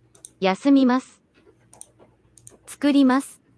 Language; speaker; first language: Japanese; non-native, learner; English